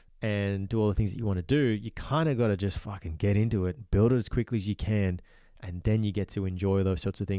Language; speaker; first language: English; native; English